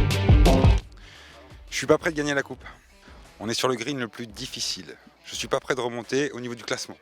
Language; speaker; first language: French; native; French